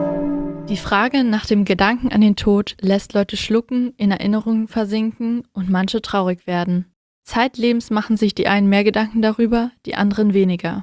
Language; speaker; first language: German; native; German